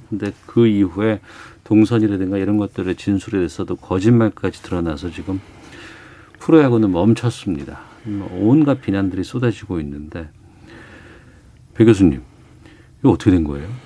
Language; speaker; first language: Korean; native; Korean